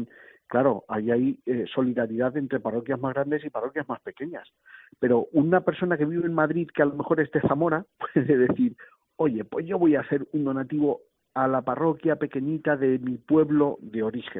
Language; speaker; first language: Spanish; native; Spanish